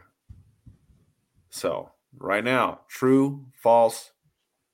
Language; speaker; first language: English; native; English